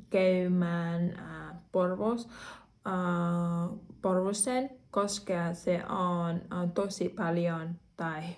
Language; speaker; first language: Finnish; non-native, learner; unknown